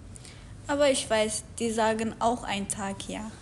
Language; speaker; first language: German; non-native, learner; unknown